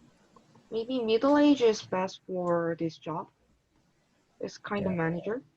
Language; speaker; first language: English; non-native, learner; Korean